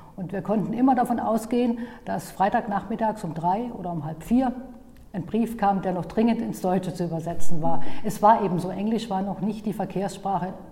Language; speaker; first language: German; native; German